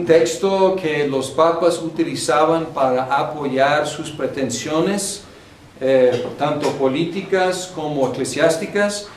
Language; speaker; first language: Spanish; non-native, fluent; English